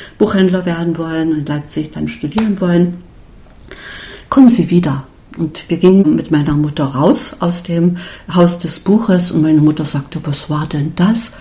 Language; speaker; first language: German; non-native, local second language; Upper Sorbian